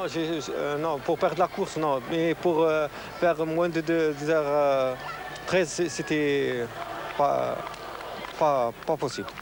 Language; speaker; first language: French; non-native, local second language; Arabic